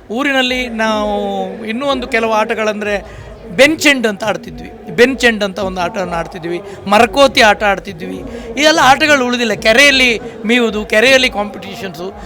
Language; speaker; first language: Kannada; native; Kannada